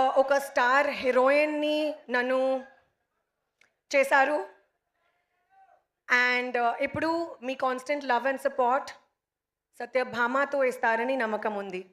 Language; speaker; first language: Telugu; non-native, local second language; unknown